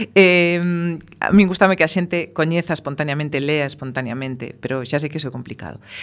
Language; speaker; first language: Galician; non-native, local second language; Spanish